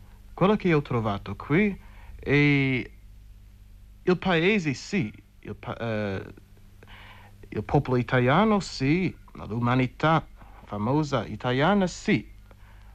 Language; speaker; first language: Italian; non-native, fluent; English